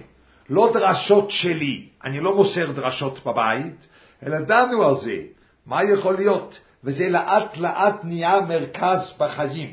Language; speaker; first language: Hebrew; non-native, fluent; English